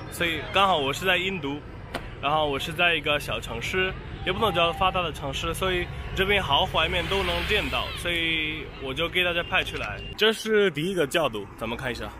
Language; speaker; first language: Chinese; non-native, fluent; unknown